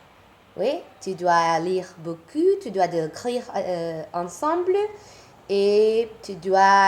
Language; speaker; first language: French; non-native, learner; Spanish